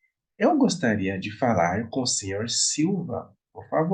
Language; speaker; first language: Portuguese; non-native, fluent; Haitian Creole